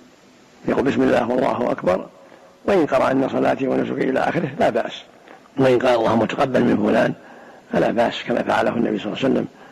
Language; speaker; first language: Arabic; native; Arabic